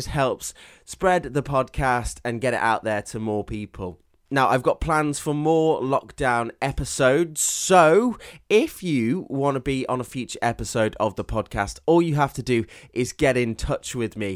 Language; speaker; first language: English; native; English